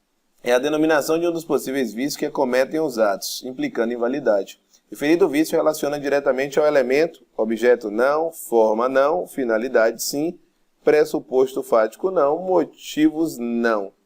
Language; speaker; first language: Portuguese; native; Portuguese